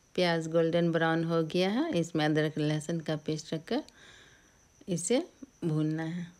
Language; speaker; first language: Hindi; native; Hindi